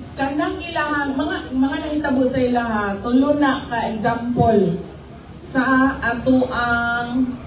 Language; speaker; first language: Cebuano; native; Cebuano